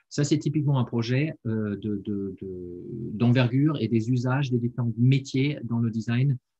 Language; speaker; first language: French; non-native, fluent; German